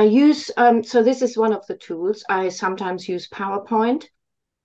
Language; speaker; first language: English; non-native, fluent; German